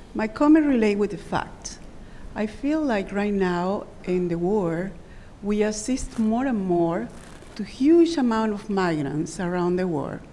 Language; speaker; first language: English; non-native, fluent; Spanish